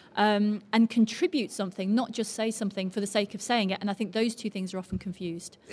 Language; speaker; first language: English; native; English